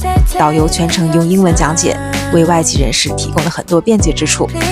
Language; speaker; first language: Chinese; native; Chinese